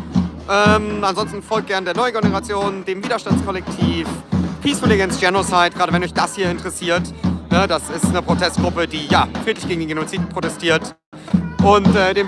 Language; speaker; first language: German; native; German